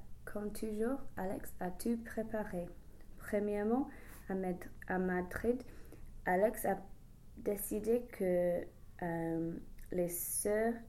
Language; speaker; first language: French; non-native, learner; English